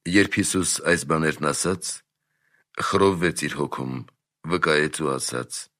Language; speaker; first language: Armenian; native; Armenian